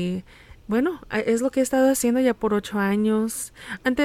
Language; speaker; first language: Spanish; early bilingual, heritage; Spanish